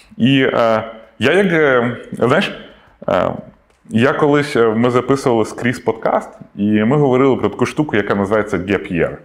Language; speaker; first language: Ukrainian; non-native, local second language; Russian